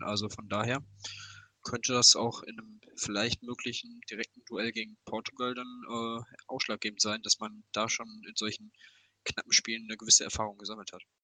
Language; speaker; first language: German; native; German